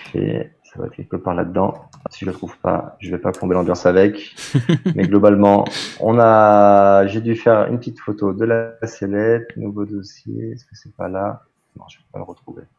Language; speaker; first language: French; native; French